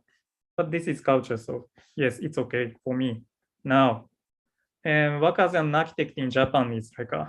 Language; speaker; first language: English; non-native, learner; Japanese